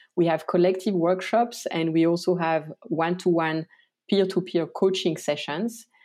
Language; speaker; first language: English; non-native, fluent; French